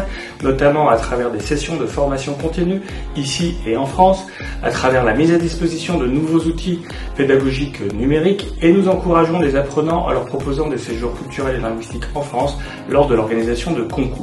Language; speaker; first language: French; native; French